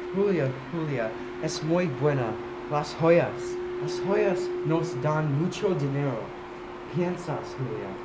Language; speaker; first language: Spanish; non-native, learner; English